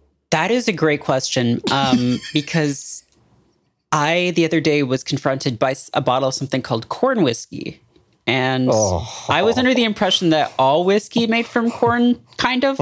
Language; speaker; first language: English; native; English